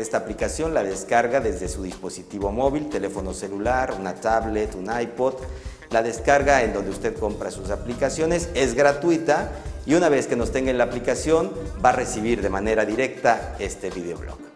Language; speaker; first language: Spanish; native; Spanish